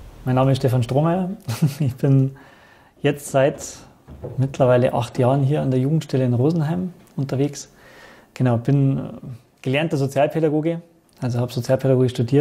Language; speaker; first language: German; native; German